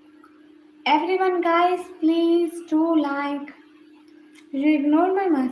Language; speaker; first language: English; non-native, learner; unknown